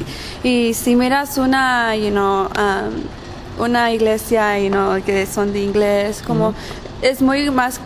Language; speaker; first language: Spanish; early bilingual, heritage; Spanish